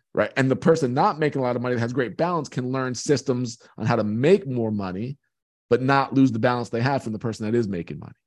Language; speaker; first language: English; native; English